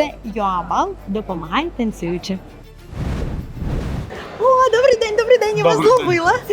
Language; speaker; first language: Ukrainian; native; Ukrainian